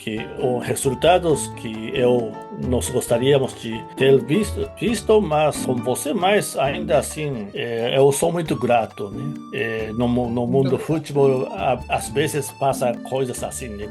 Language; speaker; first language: Portuguese; non-native, fluent; Japanese